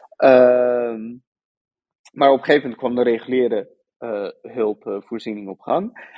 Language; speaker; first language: Dutch; early bilingual, other home language; Persian